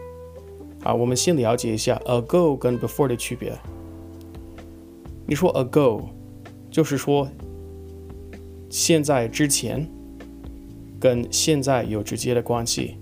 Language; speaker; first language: Chinese; non-native, fluent; English